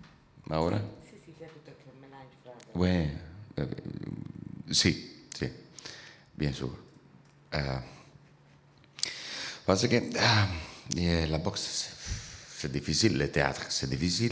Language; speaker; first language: French; non-native, learner; Italian